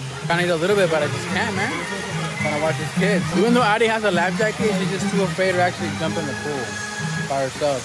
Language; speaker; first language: English; non-native, fluent; Spanish